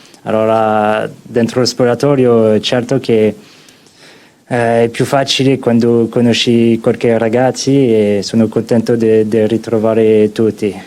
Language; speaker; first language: Italian; non-native, fluent; French